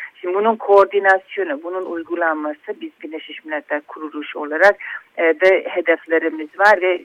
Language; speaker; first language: Turkish; non-native, fluent; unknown